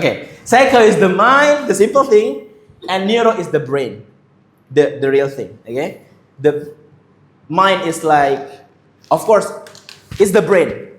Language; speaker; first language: English; non-native, fluent; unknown